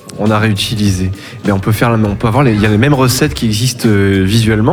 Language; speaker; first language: French; native; French